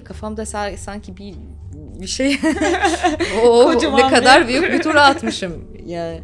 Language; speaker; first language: Turkish; non-native, fluent; Arabic